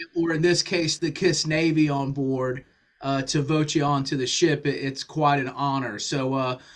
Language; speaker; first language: English; native; English